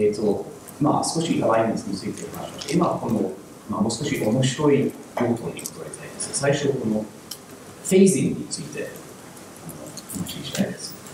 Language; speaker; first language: Japanese; non-native, learner; English